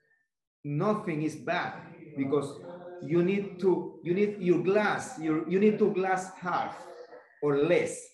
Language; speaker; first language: English; non-native, learner; Spanish